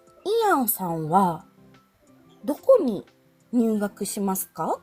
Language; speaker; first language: Japanese; non-native, fluent; Filipino